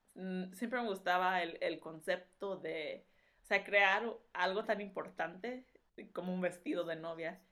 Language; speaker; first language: Spanish; early bilingual, heritage; Spanish